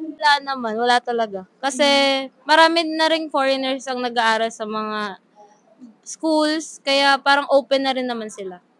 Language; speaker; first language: Filipino; non-native, local second language; Bikol